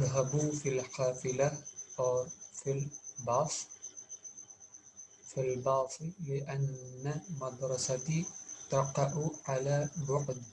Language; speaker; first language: Arabic; non-native, fluent; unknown